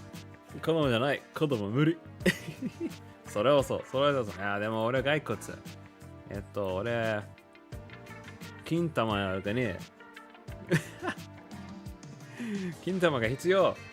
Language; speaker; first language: Japanese; non-native, learner; English